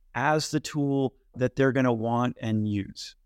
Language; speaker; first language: English; native; English